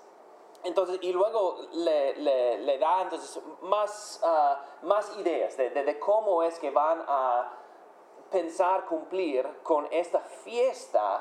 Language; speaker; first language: Spanish; non-native, fluent; English